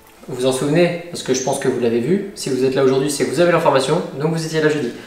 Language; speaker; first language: French; native; French